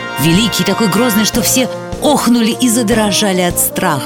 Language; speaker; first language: Russian; native; Russian